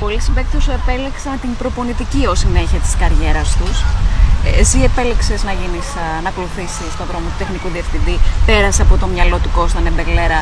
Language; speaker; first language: Greek; native; Greek